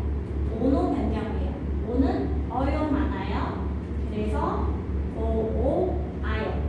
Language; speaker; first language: Korean; non-native, fluent; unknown